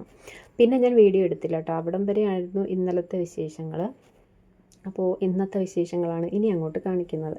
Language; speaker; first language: Malayalam; native; Malayalam